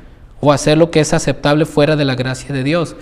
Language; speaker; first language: Spanish; native; Spanish